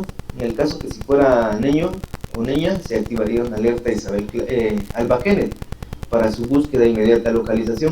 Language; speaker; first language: Spanish; native; Spanish